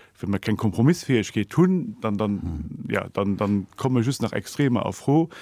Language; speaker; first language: Luxembourgish; native; Luxembourgish